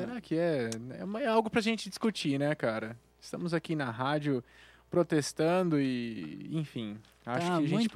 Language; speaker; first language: Portuguese; native; Portuguese